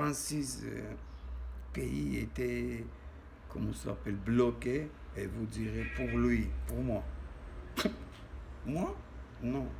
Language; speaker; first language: French; non-native, learner; Armenian